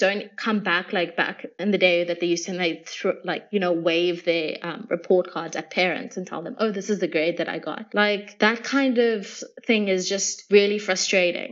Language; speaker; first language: English; native; English